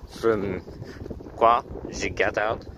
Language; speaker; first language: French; non-native, learner; English